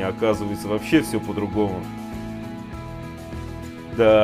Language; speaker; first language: Russian; native; Russian